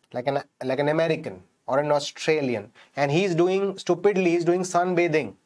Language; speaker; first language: English; non-native, local second language; Hindi